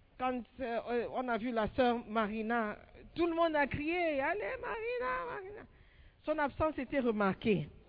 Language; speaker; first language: French; non-native, fluent; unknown